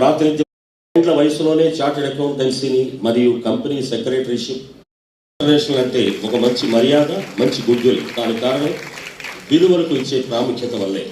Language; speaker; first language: Telugu; native; Telugu